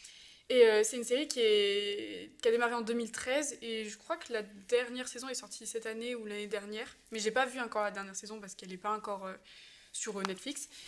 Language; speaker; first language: French; native; French